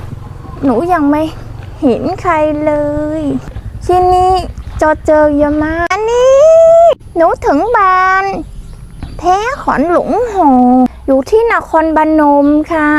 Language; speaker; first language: Thai; non-native, learner; Vietnamese